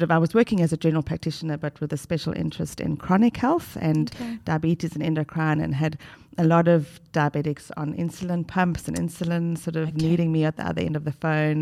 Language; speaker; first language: English; native; English